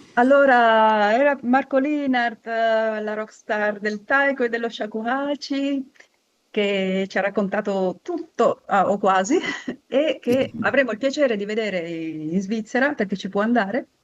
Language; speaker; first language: Italian; native; Italian